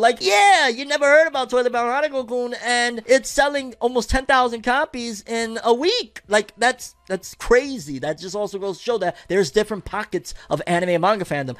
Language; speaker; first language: English; early bilingual, other home language; Spanish